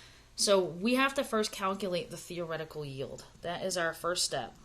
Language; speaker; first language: English; native; English